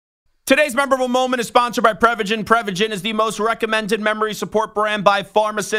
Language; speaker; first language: English; native; English